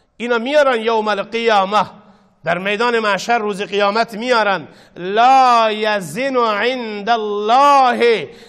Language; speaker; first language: Persian; non-native, local second language; Baluchi